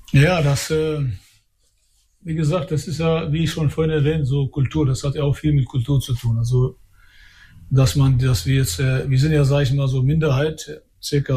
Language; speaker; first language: German; early bilingual, other home language; Albanian